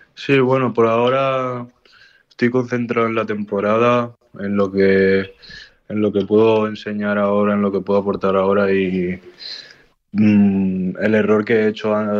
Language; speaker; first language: Spanish; native; Spanish